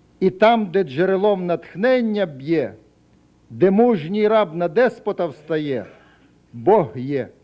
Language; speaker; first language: Ukrainian; native; Ukrainian